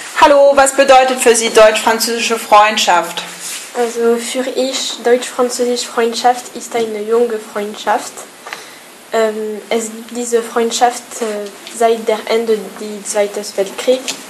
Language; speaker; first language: German; non-native, learner; French